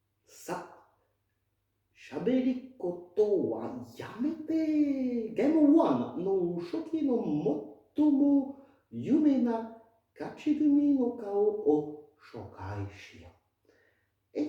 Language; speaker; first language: Japanese; non-native, fluent; French